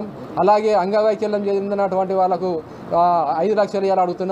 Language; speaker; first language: Telugu; native; Telugu